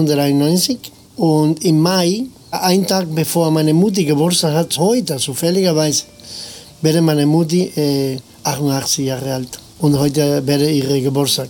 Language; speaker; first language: German; non-native, fluent; Spanish